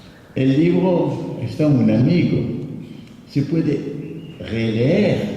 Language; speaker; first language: Spanish; non-native, fluent; French